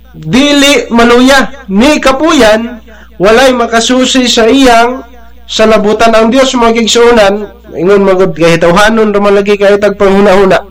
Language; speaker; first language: Cebuano; non-native, local second language; Bikol